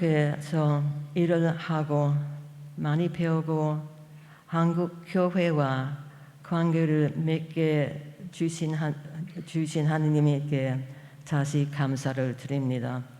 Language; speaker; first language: Korean; non-native, fluent; English